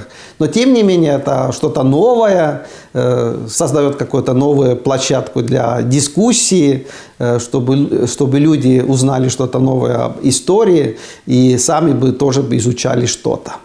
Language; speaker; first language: Russian; non-native, fluent; Estonian